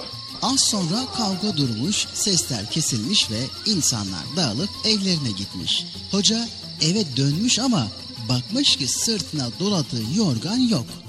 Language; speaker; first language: Turkish; native; Turkish